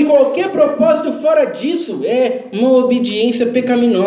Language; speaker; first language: Portuguese; native; Portuguese